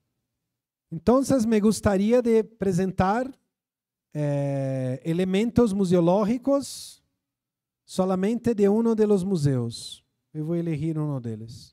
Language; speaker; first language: Spanish; non-native, fluent; Portuguese